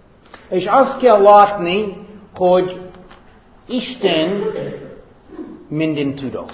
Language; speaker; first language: Hungarian; non-native, fluent; English